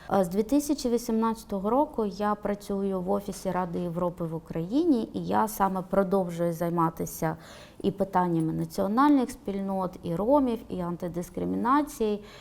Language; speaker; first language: Ukrainian; non-native, local second language; Romany